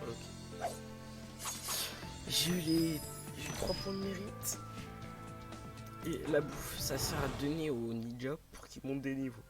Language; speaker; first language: French; native; French